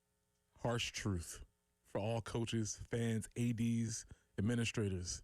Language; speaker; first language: English; native; English